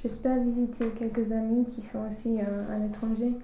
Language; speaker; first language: French; non-native, learner; English